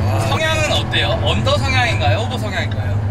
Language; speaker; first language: Korean; native; Korean